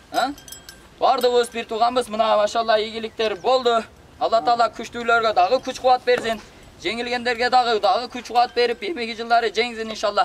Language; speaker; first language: Kyrgyz; native; Kyrgyz